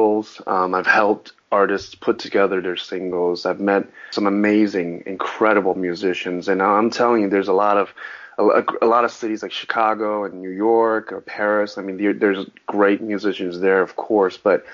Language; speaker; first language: English; early bilingual, other home language; Chinese